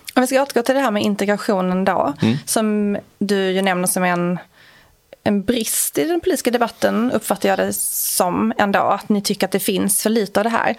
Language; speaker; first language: Swedish; native; Swedish